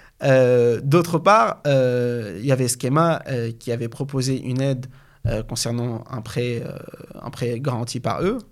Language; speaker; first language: French; non-native, fluent; Arabic